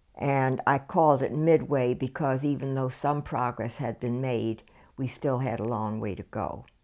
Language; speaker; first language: English; native; English